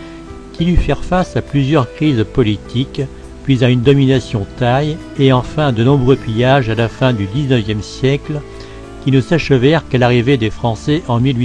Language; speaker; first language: French; native; French